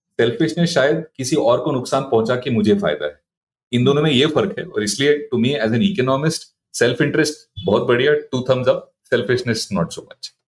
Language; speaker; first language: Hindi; non-native, local second language; Marathi